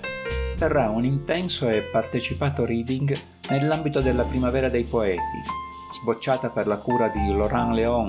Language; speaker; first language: Italian; native; Italian